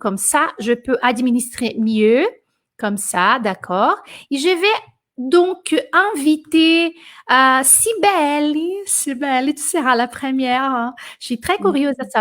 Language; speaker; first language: French; non-native, fluent; Portuguese